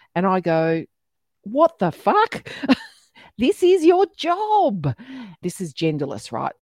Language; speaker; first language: English; native; English